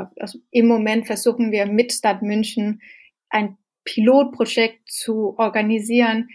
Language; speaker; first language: German; non-native, fluent; Danish